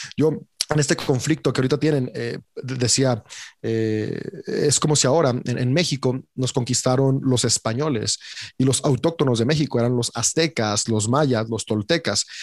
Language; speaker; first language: Spanish; native; Spanish